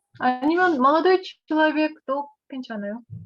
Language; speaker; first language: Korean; non-native, learner; Russian